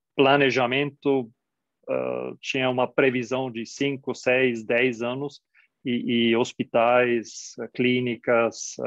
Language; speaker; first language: Portuguese; non-native, fluent; German